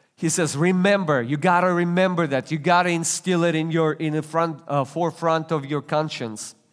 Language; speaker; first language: English; non-native, fluent; Russian